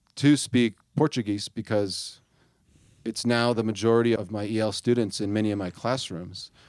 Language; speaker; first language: English; native; English